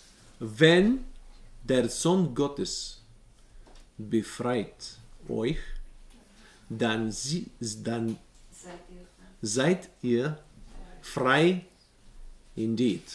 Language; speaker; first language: German; non-native, learner; Bulgarian